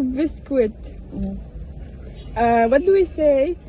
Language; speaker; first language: English; non-native, fluent; Arabic